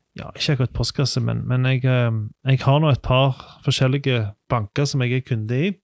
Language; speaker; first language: Norwegian; native; Norwegian